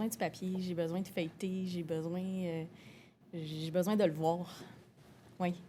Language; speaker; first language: French; native; French